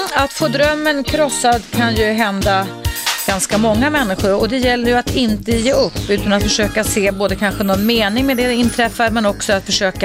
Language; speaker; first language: Swedish; native; Swedish